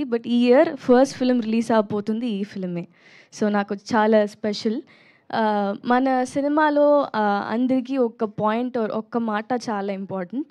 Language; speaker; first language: Telugu; non-native, local second language; Tamil